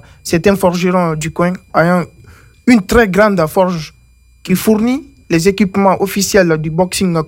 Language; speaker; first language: French; native; French